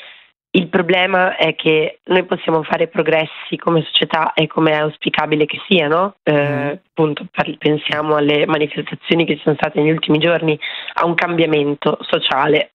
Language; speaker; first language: Italian; native; Italian